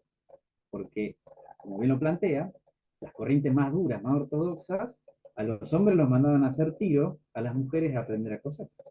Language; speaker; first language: Spanish; native; Spanish